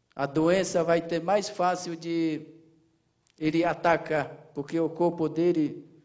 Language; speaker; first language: Portuguese; non-native, local second language; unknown